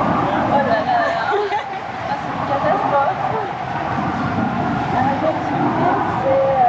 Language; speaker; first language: French; native; French